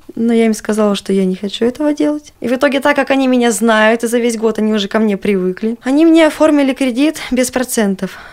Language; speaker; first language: Russian; native; Russian